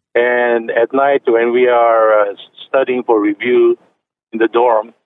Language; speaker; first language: English; non-native, fluent; Chinese